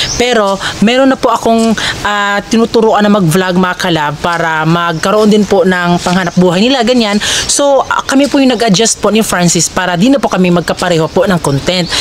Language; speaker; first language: Filipino; non-native, local second language; Cebuano